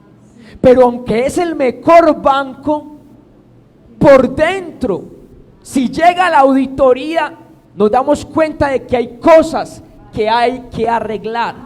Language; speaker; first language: Spanish; native; Spanish